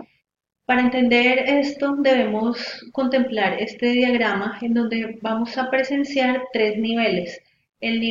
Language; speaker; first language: Spanish; native; Spanish